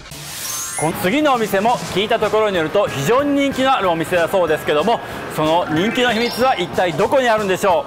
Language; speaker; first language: Japanese; native; Japanese